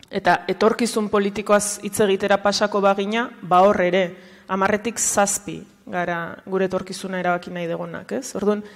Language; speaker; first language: Basque; native; Basque